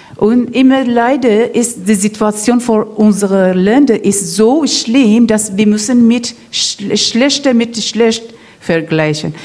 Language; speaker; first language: German; non-native, learner; Persian